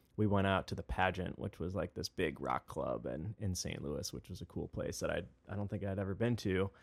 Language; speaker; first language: English; native; English